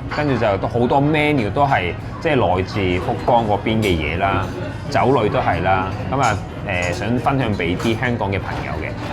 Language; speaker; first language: Cantonese; non-native, fluent; Japanese